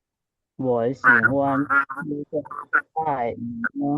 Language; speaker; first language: Chinese; non-native, learner; Lao